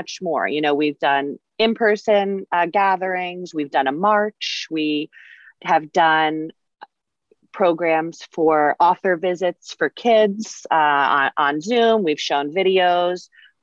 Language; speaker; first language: English; native; English